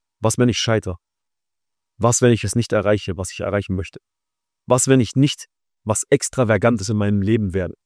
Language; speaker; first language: German; early bilingual, other home language; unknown